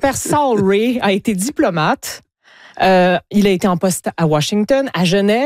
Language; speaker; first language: French; native; French